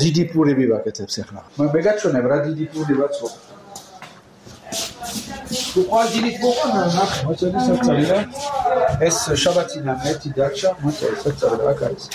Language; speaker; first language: Georgian; non-native, learner; French